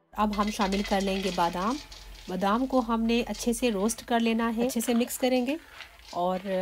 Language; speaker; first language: Urdu; native; Urdu